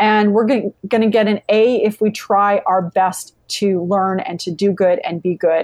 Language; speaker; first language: English; native; English